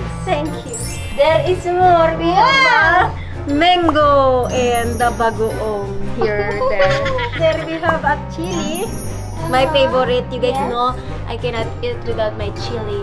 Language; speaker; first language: English; non-native, local second language; Filipino